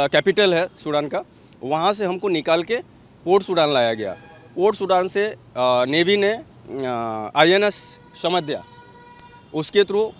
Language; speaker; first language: Hindi; native; Hindi